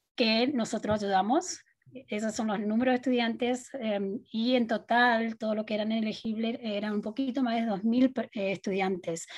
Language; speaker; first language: Spanish; native; Spanish